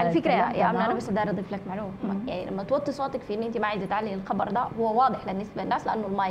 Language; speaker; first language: Arabic; native; Arabic